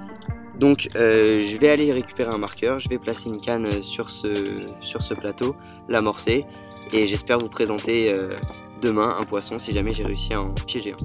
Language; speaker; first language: French; native; French